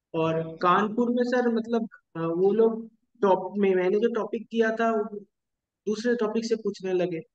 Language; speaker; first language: Hindi; non-native, local second language; Bangla